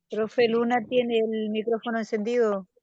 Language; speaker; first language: Spanish; native; Spanish